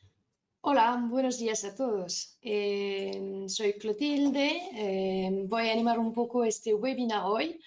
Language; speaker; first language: Spanish; non-native, fluent; French